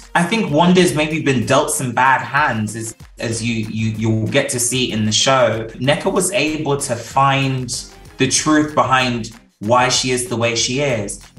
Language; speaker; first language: English; native; English